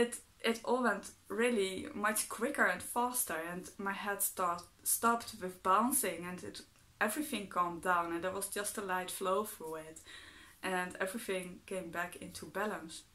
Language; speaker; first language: English; non-native, fluent; Dutch